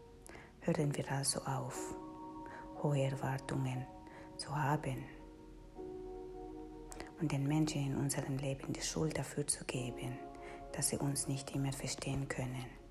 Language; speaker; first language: German; non-native, fluent; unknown